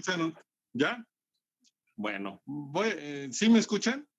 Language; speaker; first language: Spanish; native; Spanish